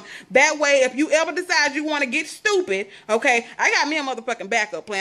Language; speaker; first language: English; native; English